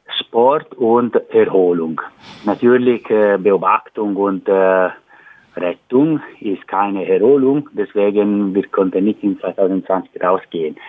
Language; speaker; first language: German; non-native, learner; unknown